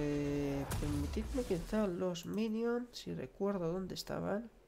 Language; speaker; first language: Spanish; native; Spanish